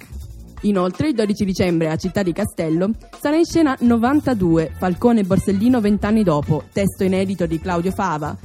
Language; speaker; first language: Italian; native; Italian